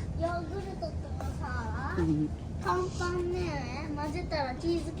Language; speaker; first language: Japanese; early bilingual, other home language; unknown